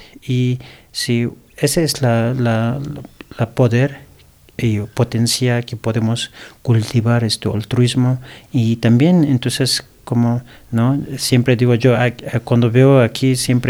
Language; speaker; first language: Spanish; non-native, learner; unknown